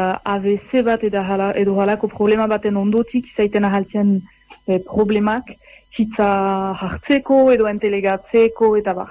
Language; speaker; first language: Basque; native; Basque